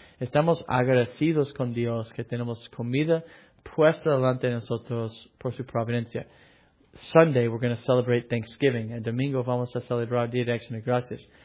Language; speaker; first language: Spanish; non-native, fluent; English